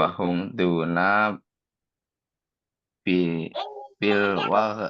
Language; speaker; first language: Arabic; non-native, learner; Indonesian